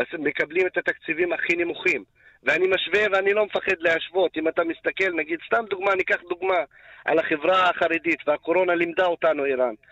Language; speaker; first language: Hebrew; non-native, local second language; Arabic